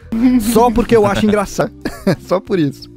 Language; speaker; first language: Portuguese; native; Portuguese